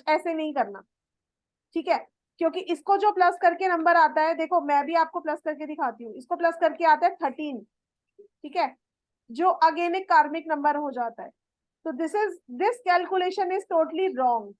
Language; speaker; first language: Hindi; native; Hindi